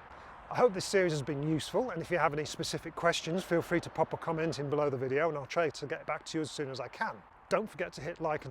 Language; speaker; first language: English; native; English